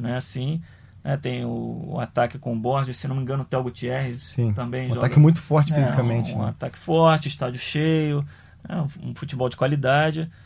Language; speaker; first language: Portuguese; native; Portuguese